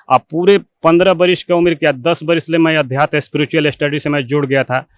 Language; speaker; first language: Hindi; native; Hindi